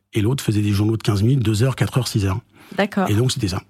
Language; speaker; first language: French; native; French